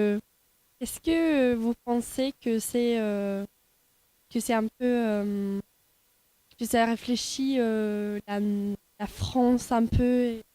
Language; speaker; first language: French; non-native, fluent; Norwegian